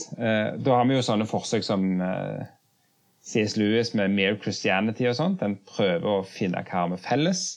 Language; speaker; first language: Norwegian; native; Norwegian